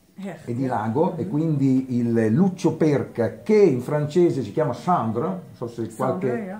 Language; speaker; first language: Italian; native; Italian